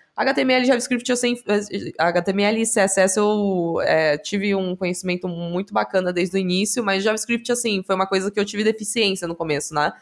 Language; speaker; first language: Portuguese; native; Portuguese